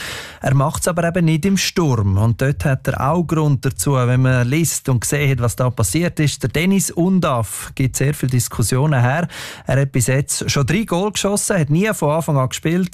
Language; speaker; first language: German; native; German